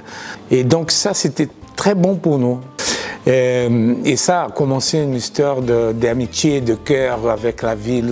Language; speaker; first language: French; non-native, fluent; Portuguese